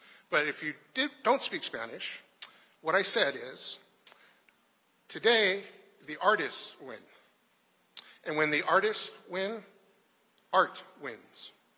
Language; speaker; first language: English; native; English